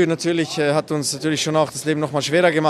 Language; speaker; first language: German; native; German